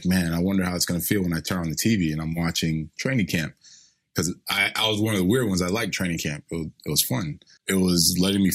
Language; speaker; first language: English; native; English